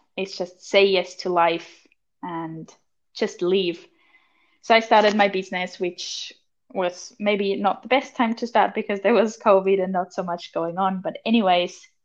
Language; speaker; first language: English; non-native, fluent; German